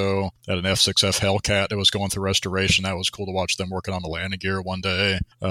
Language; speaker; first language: English; native; English